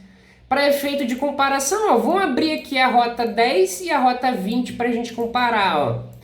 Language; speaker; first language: Portuguese; native; Portuguese